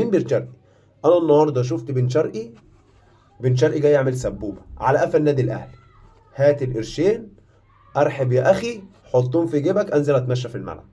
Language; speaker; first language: Arabic; native; Arabic